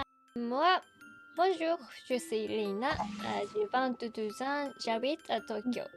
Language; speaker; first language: French; non-native, learner; Japanese